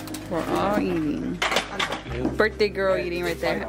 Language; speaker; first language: English; early bilingual, other home language; Spanish